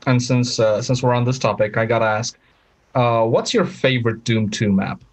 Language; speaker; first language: English; non-native, fluent; Romanian